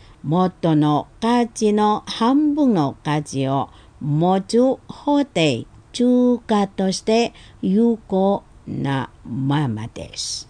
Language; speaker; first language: Japanese; non-native, fluent; Indonesian